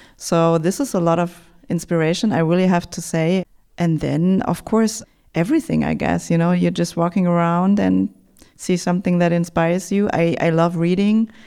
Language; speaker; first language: English; non-native, fluent; German